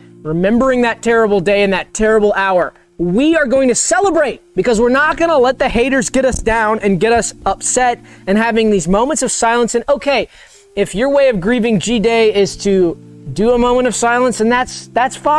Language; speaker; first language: English; native; English